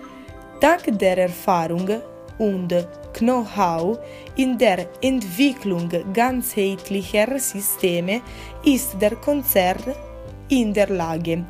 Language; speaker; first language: German; non-native, learner; Italian